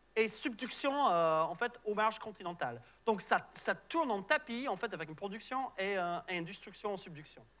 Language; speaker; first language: French; non-native, fluent; English